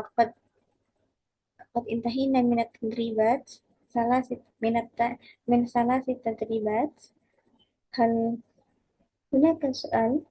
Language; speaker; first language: Arabic; non-native, fluent; Indonesian